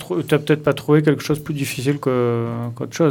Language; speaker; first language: French; native; French